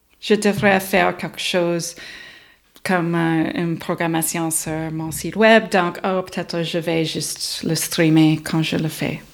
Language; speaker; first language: French; non-native, learner; English